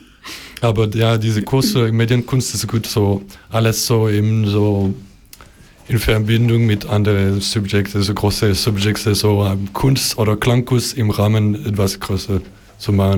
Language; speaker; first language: German; non-native, learner; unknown